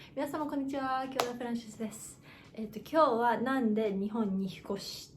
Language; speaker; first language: Japanese; non-native, learner; English